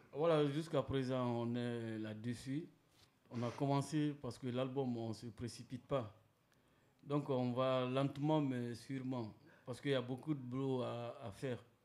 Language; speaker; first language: French; non-native, local second language; Mandingo